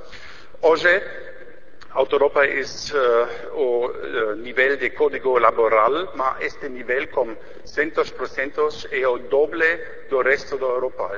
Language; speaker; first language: Portuguese; non-native, learner; German